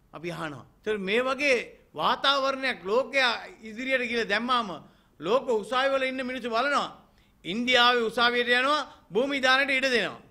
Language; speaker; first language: Sinhala; non-native, local second language; Tamil